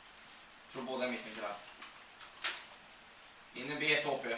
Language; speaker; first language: Swedish; native; Swedish